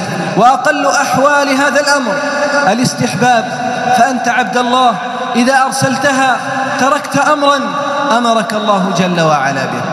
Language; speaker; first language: Arabic; native; Arabic